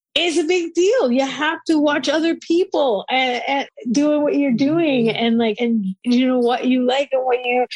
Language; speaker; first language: English; non-native, fluent; Spanish